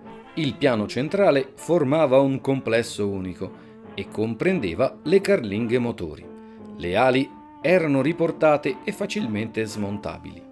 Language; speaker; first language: Italian; native; Italian